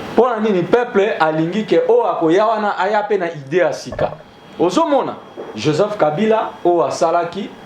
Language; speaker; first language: Lingala; non-native, local second language; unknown